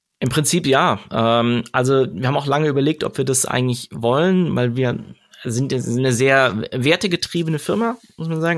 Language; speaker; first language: German; native; German